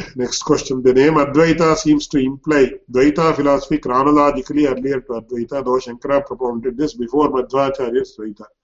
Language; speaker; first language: English; non-native, local second language; Tamil